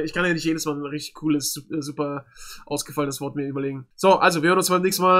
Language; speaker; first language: German; native; German